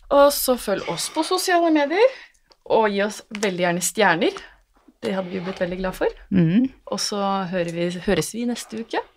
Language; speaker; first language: Norwegian; native; Norwegian